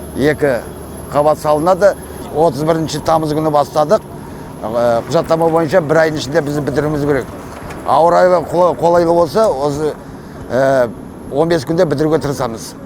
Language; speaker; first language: Kazakh; native; Kazakh